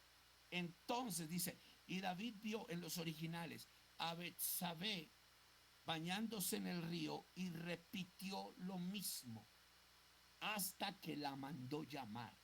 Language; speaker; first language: Spanish; native; Spanish